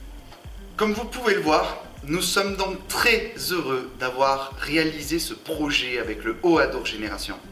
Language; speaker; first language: French; native; French